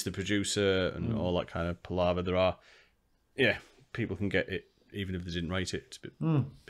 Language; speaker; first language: English; native; English